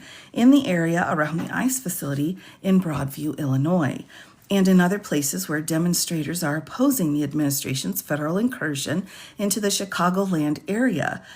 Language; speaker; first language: English; native; English